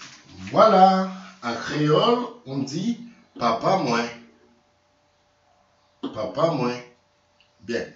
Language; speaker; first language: French; non-native, local second language; Haitian Creole